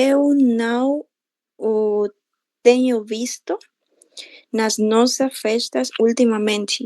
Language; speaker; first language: Portuguese; non-native, learner; Spanish